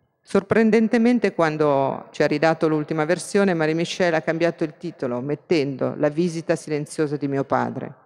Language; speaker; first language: Italian; native; Italian